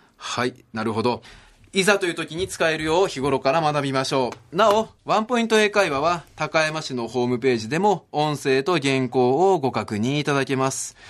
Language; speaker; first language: Japanese; native; Japanese